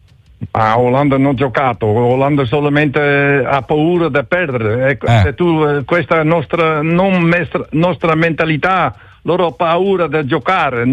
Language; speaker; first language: Italian; non-native, learner; Dutch